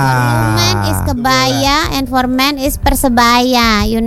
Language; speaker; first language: English; non-native, learner; Indonesian